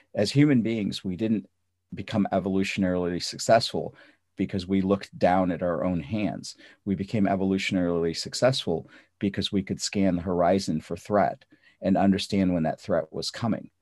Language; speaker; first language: English; early bilingual, other home language; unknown